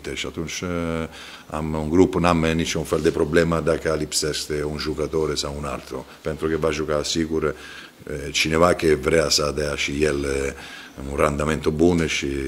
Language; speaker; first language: Romanian; non-native, fluent; Italian